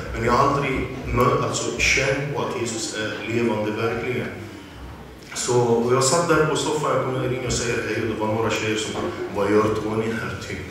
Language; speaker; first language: Swedish; early bilingual, other home language; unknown